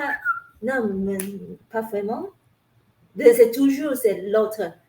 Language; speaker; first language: French; non-native, learner; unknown